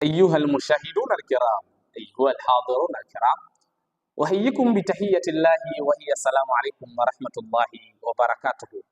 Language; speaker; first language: Arabic; non-native, fluent; Swahili